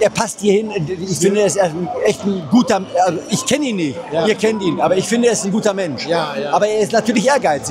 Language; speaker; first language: German; native; German